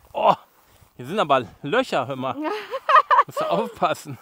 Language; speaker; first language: German; native; German